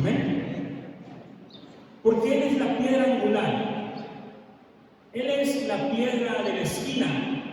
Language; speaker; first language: Spanish; native; Spanish